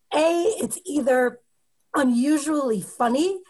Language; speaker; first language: English; native; English